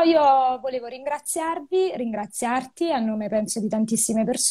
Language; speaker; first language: Italian; native; Italian